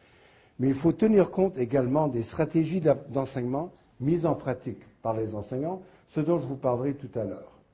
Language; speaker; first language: French; native; French